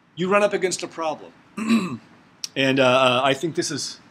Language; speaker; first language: English; native; English